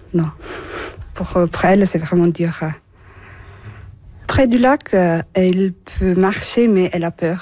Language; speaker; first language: French; non-native, fluent; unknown